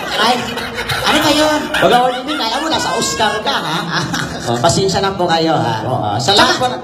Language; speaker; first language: Filipino; non-native, local second language; Hiligaynon